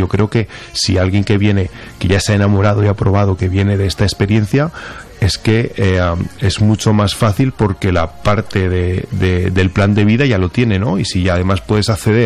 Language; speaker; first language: Spanish; native; Spanish